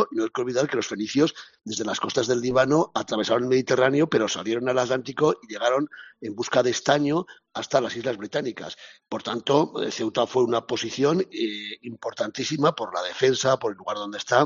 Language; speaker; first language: Spanish; native; Spanish